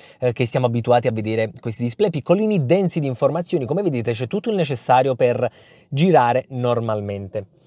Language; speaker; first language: Italian; native; Italian